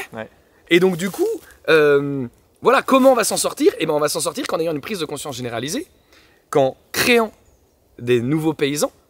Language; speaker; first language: French; native; French